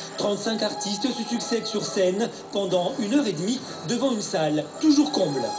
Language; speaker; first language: French; native; French